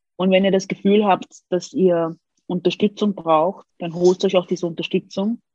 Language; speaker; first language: German; early bilingual, other home language; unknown